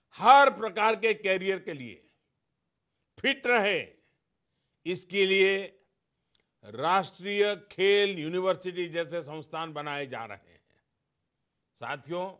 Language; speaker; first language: Hindi; non-native, local second language; Gujarati